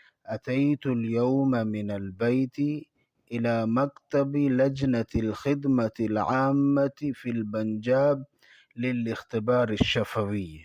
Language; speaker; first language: Arabic; non-native, fluent; Urdu